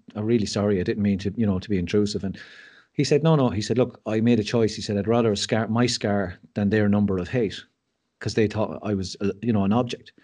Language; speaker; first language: English; native; English